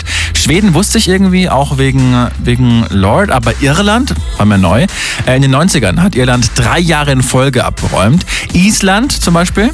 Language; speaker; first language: German; native; German